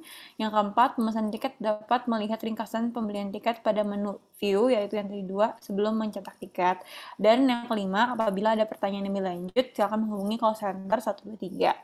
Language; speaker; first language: Indonesian; native; Indonesian